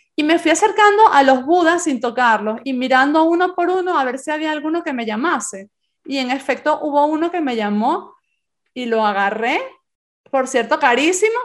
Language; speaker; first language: Spanish; native; Spanish